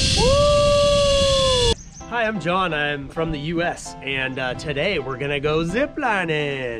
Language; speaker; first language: English; native; English